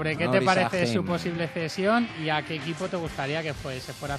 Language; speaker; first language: Spanish; native; Spanish